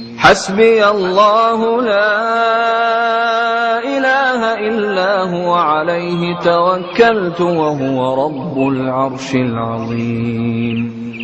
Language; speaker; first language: Arabic; native; Arabic